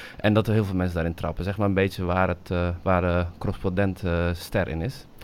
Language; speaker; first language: Dutch; early bilingual, other home language; Somali